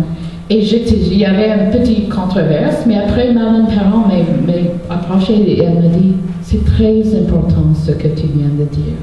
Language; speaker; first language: French; non-native, local second language; English